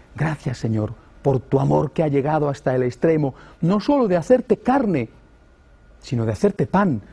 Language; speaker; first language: Spanish; native; Spanish